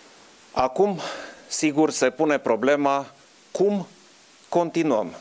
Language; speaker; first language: Romanian; non-native, local second language; German